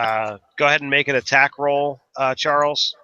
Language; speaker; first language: English; native; English